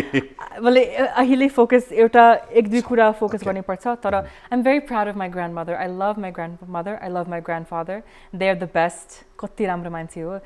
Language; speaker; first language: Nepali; early bilingual, heritage; English